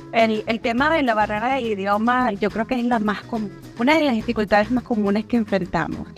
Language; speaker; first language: Spanish; native; Spanish